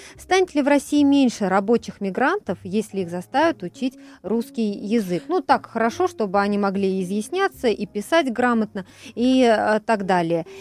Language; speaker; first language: Russian; native; Russian